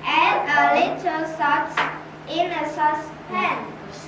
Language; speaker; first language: English; non-native, learner; Vietnamese